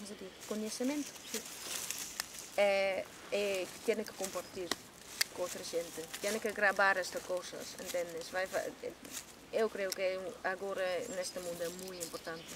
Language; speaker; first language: Galician; non-native, learner; Dutch